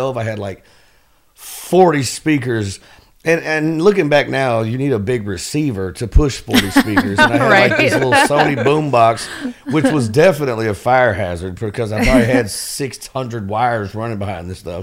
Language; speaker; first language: English; native; English